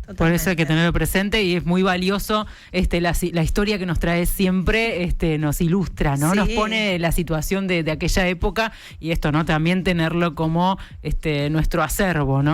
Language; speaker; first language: Spanish; native; Spanish